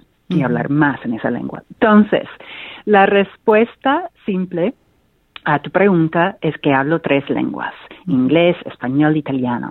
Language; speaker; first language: Spanish; non-native, fluent; English